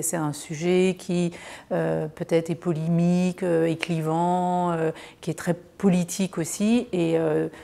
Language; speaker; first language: French; native; French